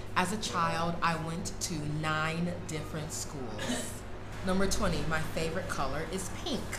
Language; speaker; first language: English; native; English